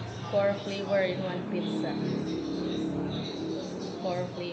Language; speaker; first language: English; non-native, local second language; Cebuano